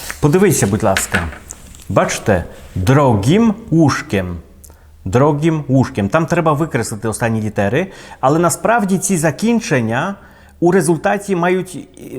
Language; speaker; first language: Ukrainian; non-native, fluent; Polish